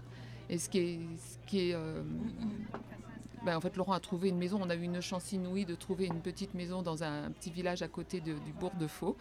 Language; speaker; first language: French; native; French